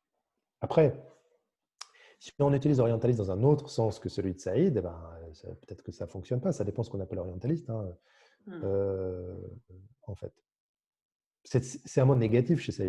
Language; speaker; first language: French; native; French